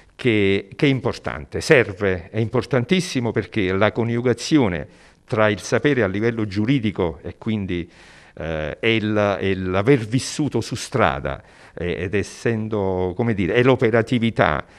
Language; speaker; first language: Italian; native; Italian